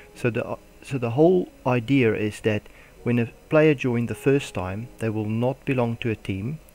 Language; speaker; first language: English; non-native, local second language; Afrikaans